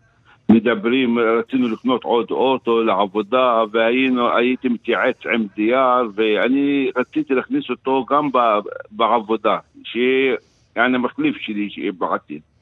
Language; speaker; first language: Hebrew; non-native, local second language; Arabic